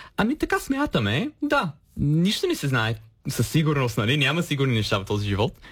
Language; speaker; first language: Bulgarian; non-native, fluent; English